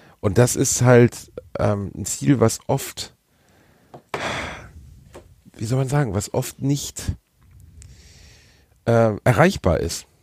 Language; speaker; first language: German; native; German